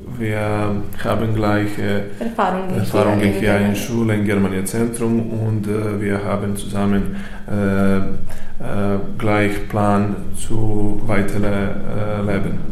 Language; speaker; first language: German; non-native, learner; Serbian